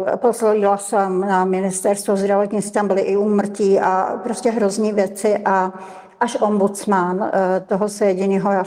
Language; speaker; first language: Czech; native; Czech